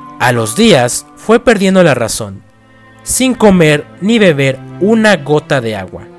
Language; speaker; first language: Spanish; native; Spanish